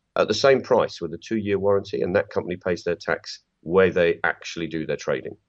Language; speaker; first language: English; native; English